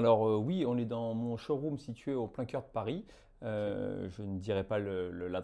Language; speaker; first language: French; native; French